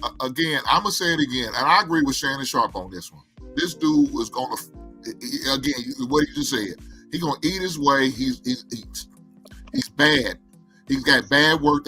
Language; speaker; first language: English; native; English